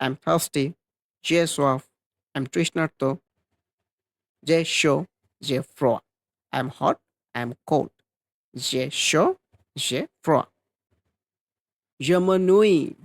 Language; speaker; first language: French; non-native, fluent; Bangla